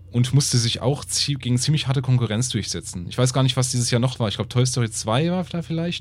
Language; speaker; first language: German; native; German